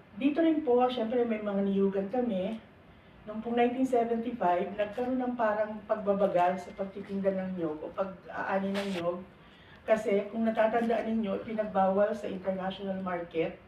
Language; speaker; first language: Filipino; native; Filipino